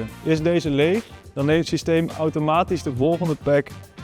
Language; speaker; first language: Dutch; native; Dutch